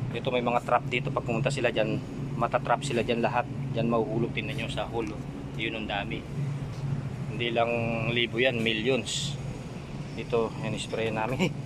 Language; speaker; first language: Filipino; non-native, local second language; Pampanga